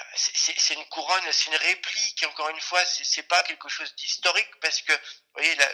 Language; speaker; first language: French; native; French